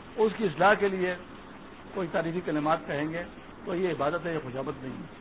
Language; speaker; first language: Urdu; non-native, local second language; Pashto